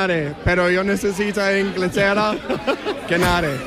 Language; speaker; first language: Spanish; non-native, learner; English